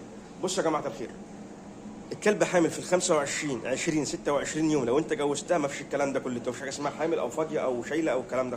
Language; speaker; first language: Arabic; native; Arabic